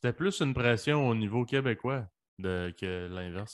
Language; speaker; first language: French; early bilingual, other home language; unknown